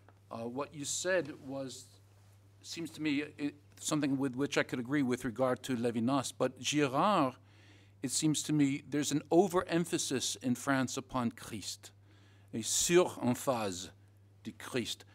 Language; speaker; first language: English; native; English